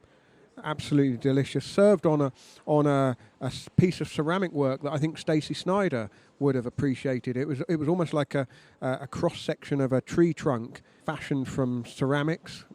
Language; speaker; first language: English; native; English